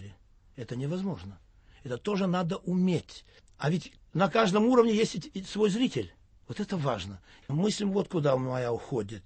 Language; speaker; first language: Russian; native; Russian